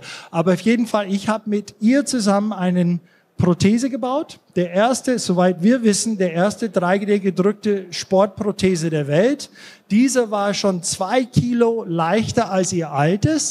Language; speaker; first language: German; non-native, fluent; English